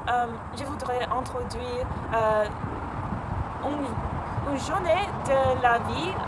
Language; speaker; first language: French; non-native, learner; English